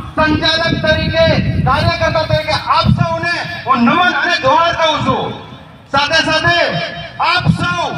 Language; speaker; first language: Gujarati; non-native, local second language; Rathawi